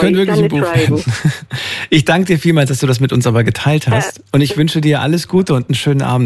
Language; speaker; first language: German; native; German